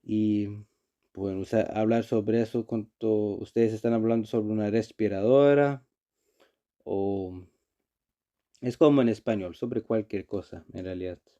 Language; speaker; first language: Spanish; non-native, learner; Icelandic